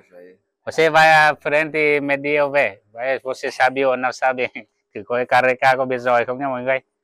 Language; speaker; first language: Portuguese; non-native, learner; Vietnamese